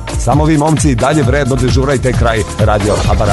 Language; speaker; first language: Serbian; native; Serbian